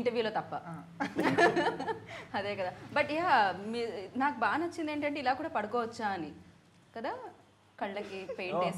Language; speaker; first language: Telugu; native; Telugu